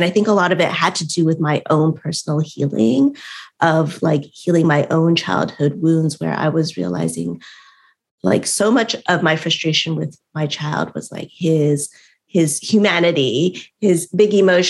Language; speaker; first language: English; native; English